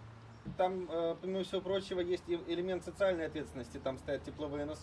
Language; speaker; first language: Russian; native; Russian